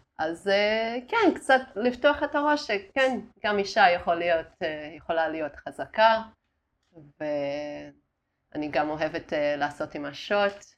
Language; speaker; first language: Hebrew; non-native, fluent; Italian